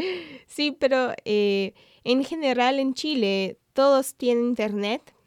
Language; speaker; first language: Spanish; non-native, fluent; English